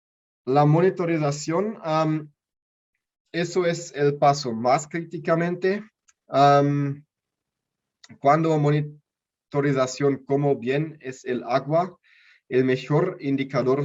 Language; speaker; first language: Spanish; non-native, learner; German